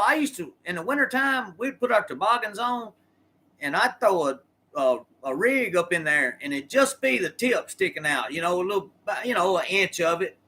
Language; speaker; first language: English; native; English